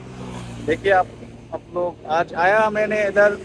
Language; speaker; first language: Hindi; non-native, learner; Bangla